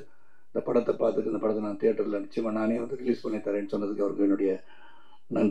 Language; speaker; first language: Tamil; native; Tamil